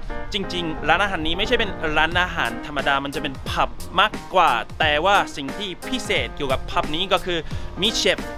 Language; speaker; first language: Thai; non-native, fluent; English